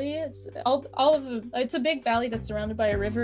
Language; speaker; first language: English; non-native, fluent; French